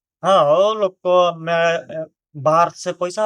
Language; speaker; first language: Hindi; non-native, learner; Bangla